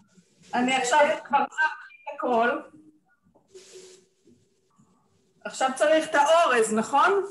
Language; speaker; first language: Hebrew; non-native, fluent; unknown